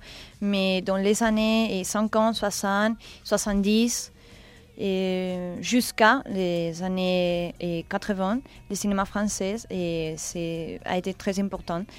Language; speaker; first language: French; non-native, learner; Spanish